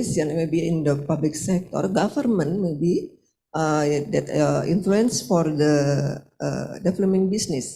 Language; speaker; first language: English; non-native, learner; Indonesian